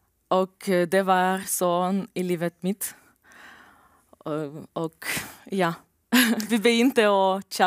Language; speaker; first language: Norwegian; non-native, learner; Romanian